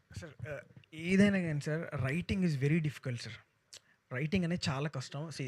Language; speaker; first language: Telugu; native; Telugu